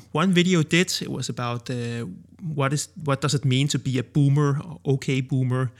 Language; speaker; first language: English; non-native, fluent; Danish